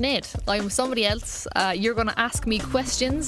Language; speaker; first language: English; native; English